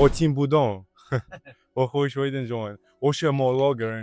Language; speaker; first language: Chinese; non-native, learner; Arabic